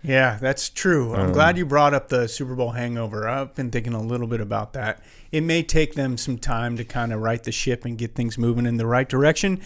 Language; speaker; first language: English; native; English